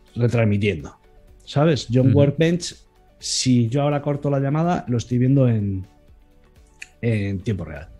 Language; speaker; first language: Spanish; native; Spanish